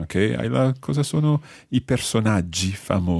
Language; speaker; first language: Italian; non-native, learner; English